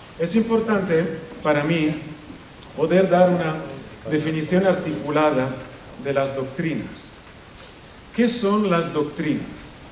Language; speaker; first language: Spanish; non-native, fluent; Italian